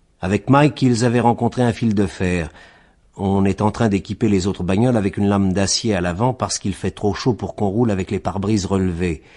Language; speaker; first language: French; native; French